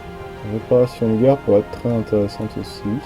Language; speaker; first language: French; native; French